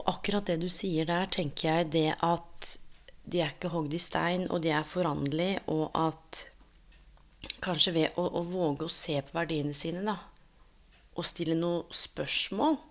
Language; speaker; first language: Norwegian; native; Norwegian